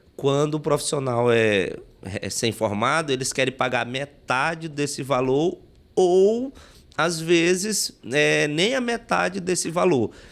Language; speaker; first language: Portuguese; native; Portuguese